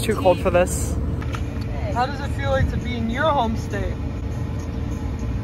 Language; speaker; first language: English; native; English